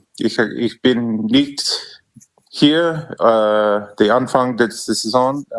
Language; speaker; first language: German; non-native, learner; English